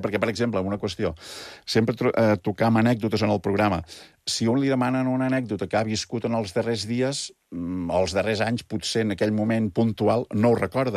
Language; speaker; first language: Catalan; native; Catalan